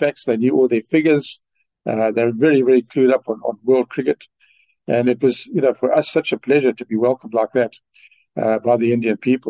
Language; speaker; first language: English; native; English